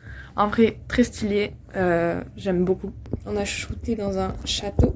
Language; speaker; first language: French; native; French